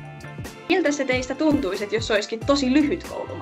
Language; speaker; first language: Finnish; native; Finnish